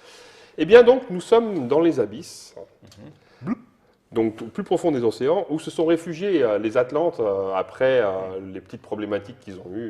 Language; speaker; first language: French; native; French